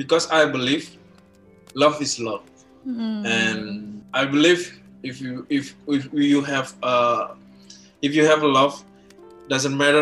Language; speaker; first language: English; non-native, learner; Indonesian